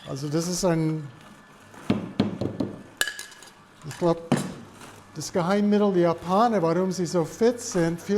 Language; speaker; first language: German; non-native, fluent; English